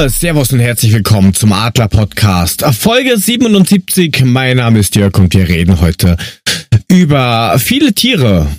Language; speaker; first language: German; native; German